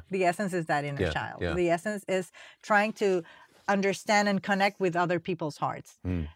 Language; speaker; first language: English; non-native, fluent; Spanish